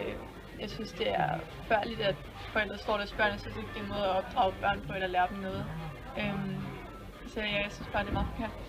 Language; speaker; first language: Danish; native; Danish